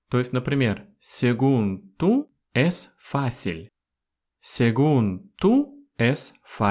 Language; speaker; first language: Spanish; non-native, fluent; Russian